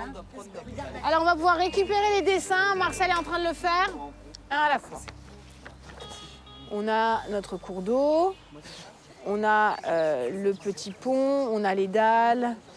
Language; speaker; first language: French; native; French